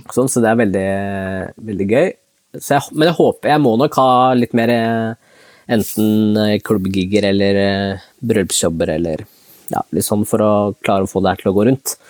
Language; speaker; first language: Norwegian; early bilingual, other home language; Spanish